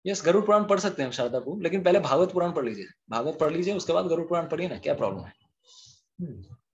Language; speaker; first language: Hindi; non-native, local second language; Bangla